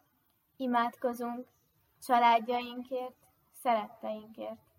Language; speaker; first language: Hungarian; native; Hungarian